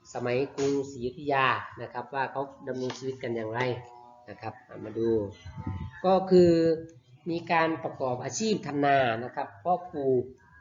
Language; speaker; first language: Thai; native; Thai